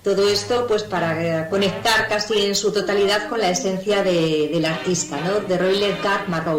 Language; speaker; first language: Spanish; native; Spanish